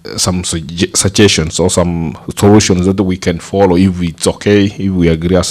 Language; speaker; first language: English; non-native, local second language; Gusii